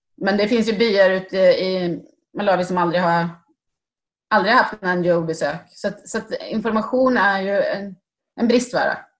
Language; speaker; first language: Swedish; native; Swedish